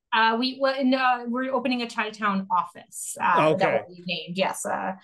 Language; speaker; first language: English; native; English